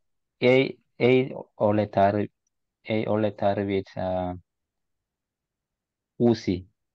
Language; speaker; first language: Finnish; non-native, learner; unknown